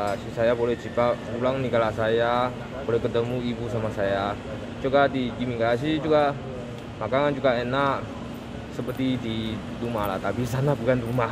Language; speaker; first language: Indonesian; non-native, learner; Chinese